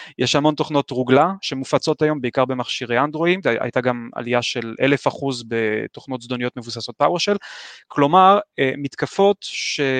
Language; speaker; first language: Hebrew; native; Hebrew